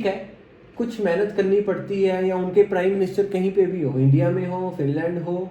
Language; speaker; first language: Hindi; native; Hindi